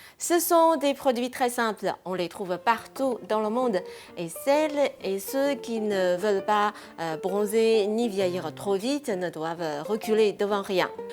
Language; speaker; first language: French; non-native, fluent; Chinese